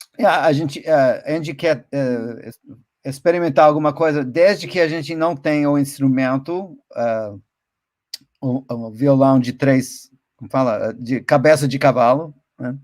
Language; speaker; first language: Portuguese; non-native, fluent; English